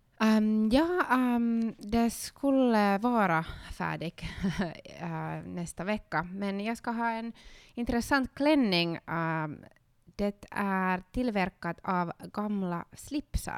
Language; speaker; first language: Swedish; non-native, learner; Finnish